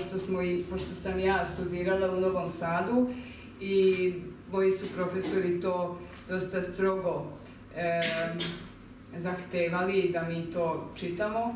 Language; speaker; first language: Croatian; non-native, local second language; Hungarian